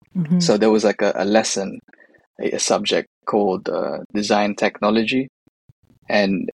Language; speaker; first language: English; native; English